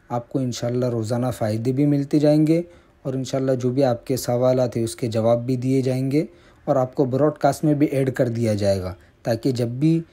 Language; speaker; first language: Urdu; non-native, local second language; Gujarati